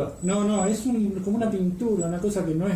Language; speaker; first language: Spanish; native; Spanish